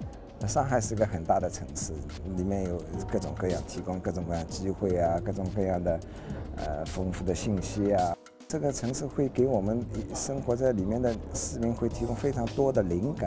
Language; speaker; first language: Chinese; native; Chinese